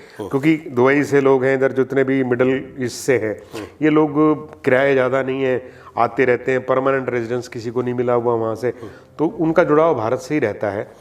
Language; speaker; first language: Hindi; non-native, local second language; Punjabi